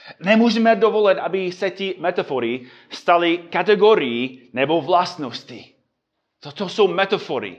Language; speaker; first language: Czech; non-native, fluent; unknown